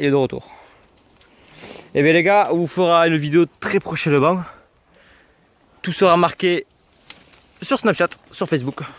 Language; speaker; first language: French; native; French